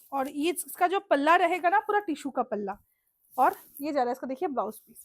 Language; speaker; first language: Hindi; non-native, local second language; Bangla